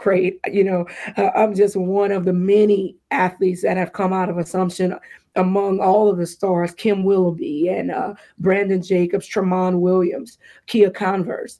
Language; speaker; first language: English; native; English